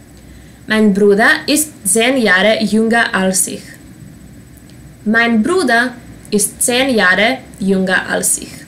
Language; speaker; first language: German; non-native, fluent; Serbian